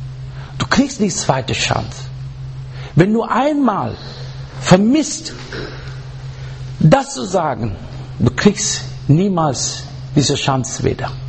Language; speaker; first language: German; non-native, fluent; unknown